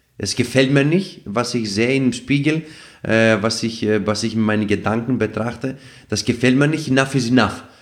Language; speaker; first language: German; non-native, fluent; Greek